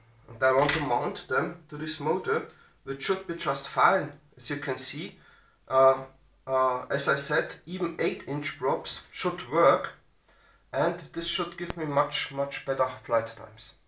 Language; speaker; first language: English; non-native, fluent; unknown